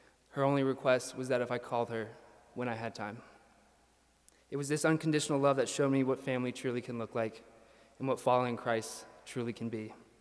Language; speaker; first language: English; early bilingual, other home language; Spanish